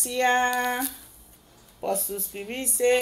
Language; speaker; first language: Spanish; non-native, learner; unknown